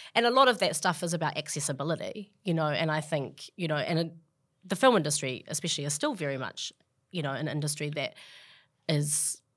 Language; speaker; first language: English; native; English